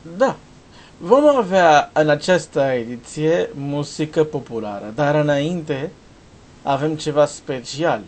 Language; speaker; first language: Romanian; non-native, learner; Portuguese